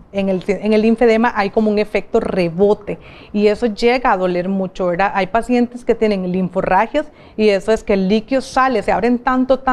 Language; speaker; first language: Spanish; native; Spanish